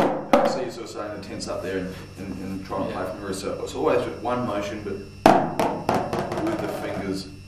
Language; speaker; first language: English; native; English